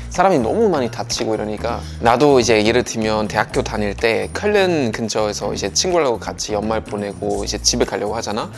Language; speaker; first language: Korean; non-native, fluent; German